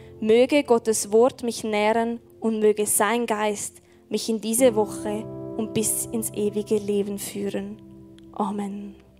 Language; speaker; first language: German; native; German